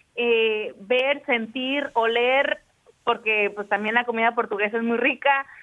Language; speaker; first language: Spanish; native; Spanish